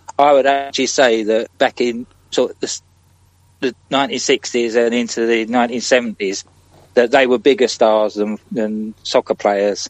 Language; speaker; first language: English; native; English